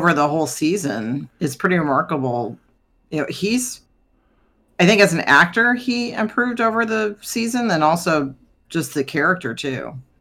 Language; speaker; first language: English; native; English